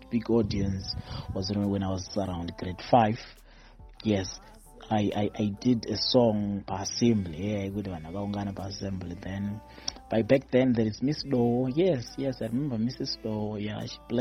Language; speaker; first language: English; non-native, local second language; Shona